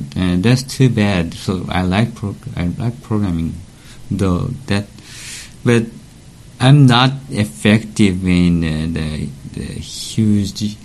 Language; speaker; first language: English; non-native, learner; Japanese